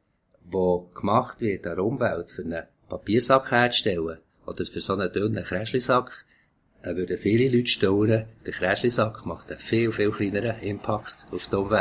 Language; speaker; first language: German; native; German